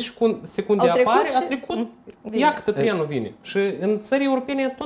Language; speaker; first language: Romanian; non-native, local second language; Russian